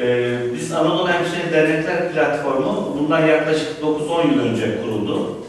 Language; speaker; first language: Turkish; native; Turkish